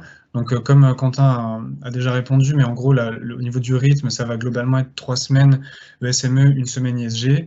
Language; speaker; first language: French; native; French